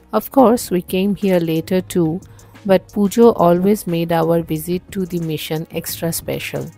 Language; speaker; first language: English; non-native, local second language; Bangla